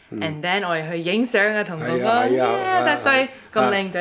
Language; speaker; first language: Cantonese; early bilingual, heritage; Cantonese